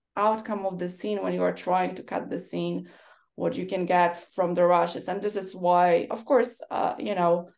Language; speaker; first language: English; non-native, fluent; Polish